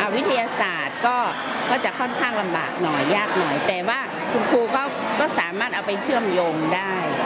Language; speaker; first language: Thai; native; Thai